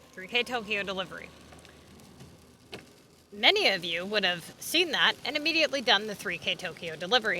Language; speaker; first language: English; native; English